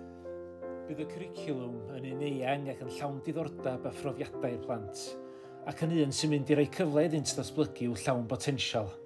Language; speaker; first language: Welsh; native; Welsh